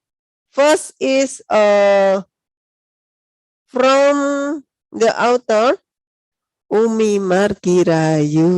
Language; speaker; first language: English; non-native, learner; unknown